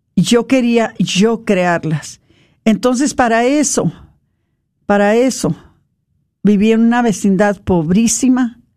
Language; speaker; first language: Spanish; non-native, fluent; English